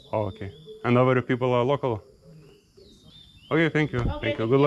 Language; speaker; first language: English; non-native, learner; Lithuanian